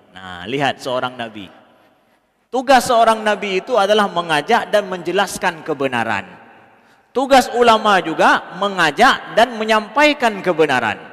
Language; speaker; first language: Malay; non-native, local second language; Achinese